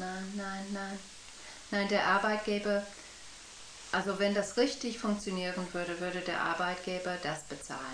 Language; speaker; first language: German; non-native, fluent; English